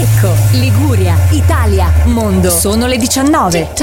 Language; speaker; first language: Italian; native; Italian